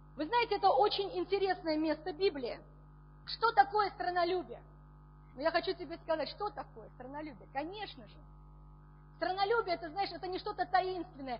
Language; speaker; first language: Russian; native; Russian